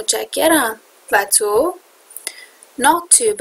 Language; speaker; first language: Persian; native; Persian